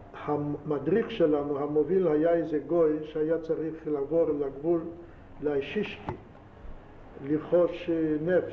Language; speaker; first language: Hebrew; non-native, fluent; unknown